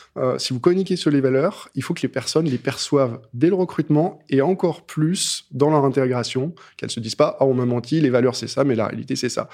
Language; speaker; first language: French; native; French